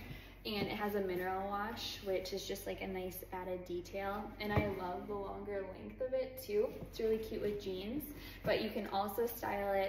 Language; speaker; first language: English; native; English